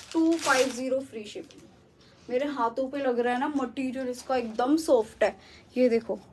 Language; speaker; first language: Hindi; native; Hindi